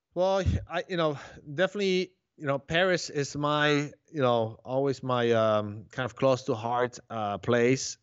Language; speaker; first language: English; non-native, fluent; Polish